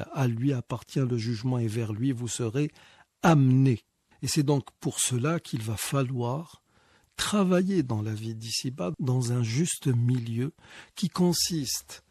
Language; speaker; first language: French; non-native, local second language; Arabic